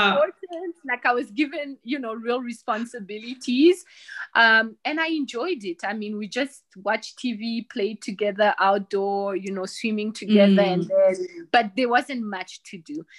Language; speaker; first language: English; non-native, fluent; Rundi